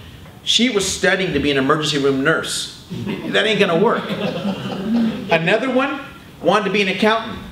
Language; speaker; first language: English; native; English